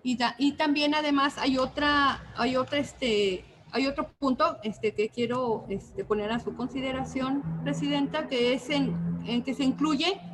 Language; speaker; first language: Spanish; native; Spanish